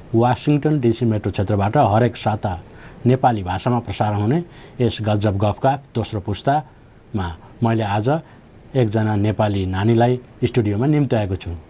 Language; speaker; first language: Nepali; native; Nepali